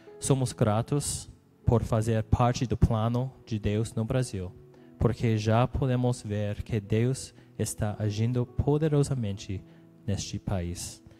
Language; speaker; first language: Portuguese; non-native, learner; English